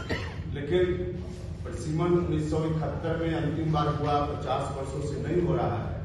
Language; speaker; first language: Hindi; native; Hindi